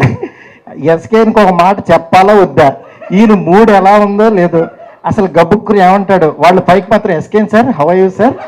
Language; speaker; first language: Telugu; native; Telugu